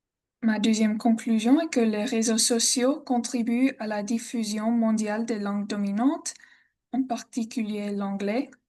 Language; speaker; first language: French; non-native, learner; English